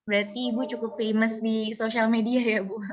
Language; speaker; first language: Indonesian; native; Indonesian